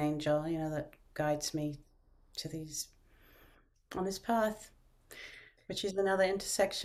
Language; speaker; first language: English; native; English